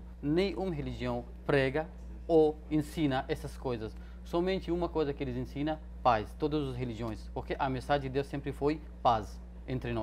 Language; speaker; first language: Portuguese; non-native, fluent; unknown